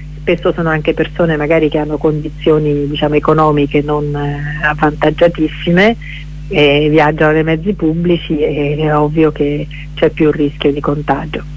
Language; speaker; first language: Italian; native; Italian